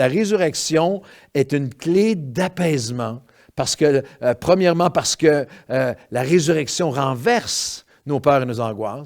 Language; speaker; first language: French; native; French